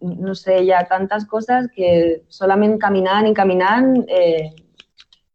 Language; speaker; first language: Catalan; non-native, local second language; Spanish